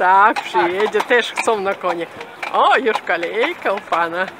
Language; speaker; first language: Polish; non-native, fluent; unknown